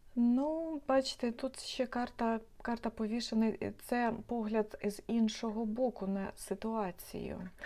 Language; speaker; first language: Ukrainian; non-native, local second language; Russian